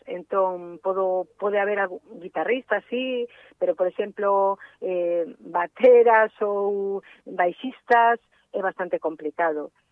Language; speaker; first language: Galician; non-native, local second language; Spanish